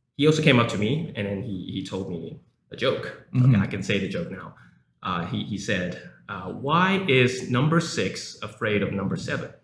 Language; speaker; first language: English; early bilingual, other home language; Chinese